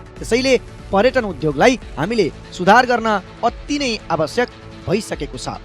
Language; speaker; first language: Nepali; native; Nepali